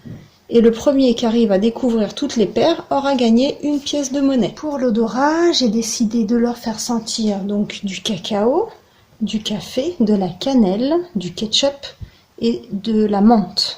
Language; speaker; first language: French; native; French